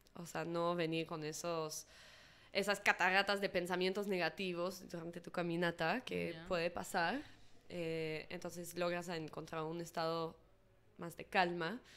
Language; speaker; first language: Spanish; non-native, fluent; English